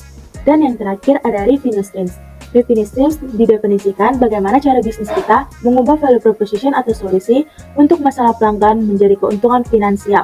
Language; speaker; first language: Indonesian; native; Indonesian